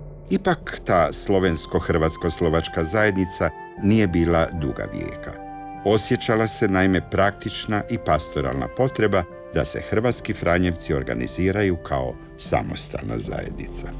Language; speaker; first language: Croatian; native; Croatian